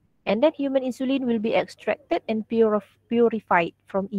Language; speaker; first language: English; non-native, local second language; Malay